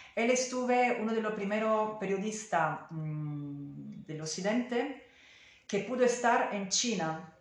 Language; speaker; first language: Spanish; non-native, fluent; Italian